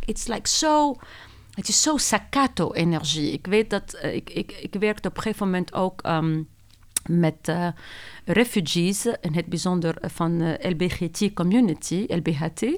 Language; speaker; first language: Dutch; non-native, fluent; Arabic